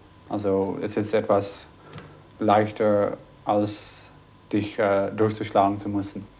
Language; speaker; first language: German; non-native, fluent; English